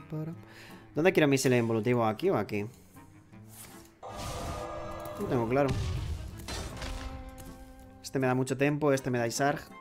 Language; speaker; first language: Spanish; native; Spanish